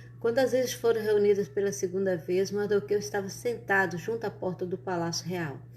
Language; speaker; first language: Portuguese; native; Portuguese